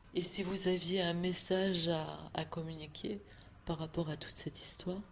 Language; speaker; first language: French; native; French